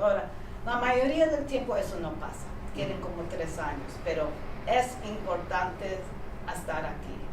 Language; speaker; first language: Spanish; early bilingual, heritage; Spanish